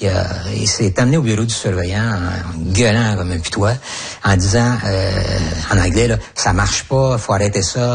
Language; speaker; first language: French; native; French